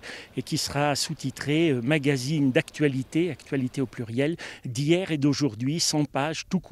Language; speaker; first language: French; native; French